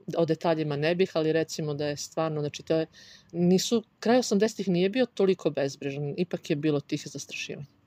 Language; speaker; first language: Serbian; native; Serbian